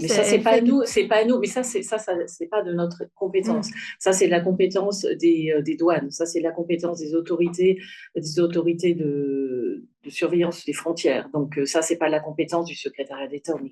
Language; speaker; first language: French; native; French